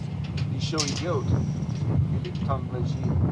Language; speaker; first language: Russian; non-native, learner; English